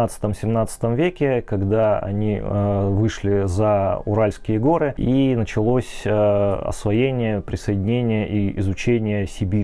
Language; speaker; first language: Russian; native; Russian